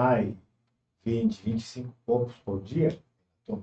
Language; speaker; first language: Portuguese; non-native, fluent; Turkish